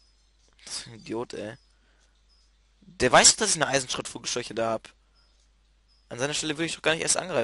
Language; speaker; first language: German; native; German